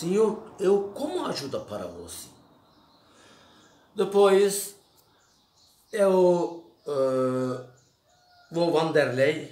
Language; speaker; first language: Portuguese; non-native, learner; Turkish